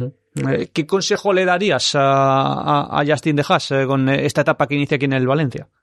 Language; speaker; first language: Spanish; native; Spanish